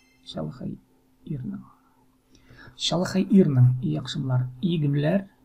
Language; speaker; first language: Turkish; non-native, learner; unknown